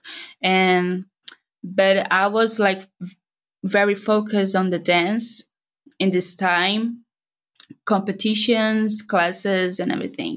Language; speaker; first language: English; non-native, fluent; Portuguese